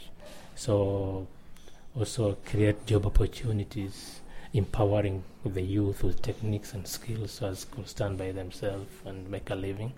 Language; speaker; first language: English; non-native, local second language; Swahili